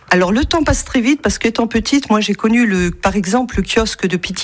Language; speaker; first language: French; native; French